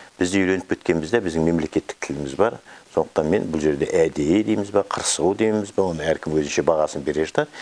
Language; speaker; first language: Kazakh; native; Kazakh